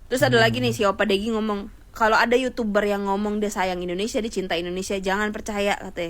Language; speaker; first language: Indonesian; native; Indonesian